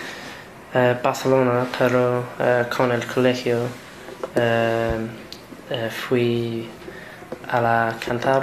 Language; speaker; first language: Spanish; non-native, learner; English